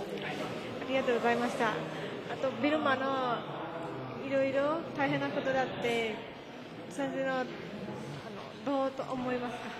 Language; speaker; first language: Japanese; non-native, learner; Burmese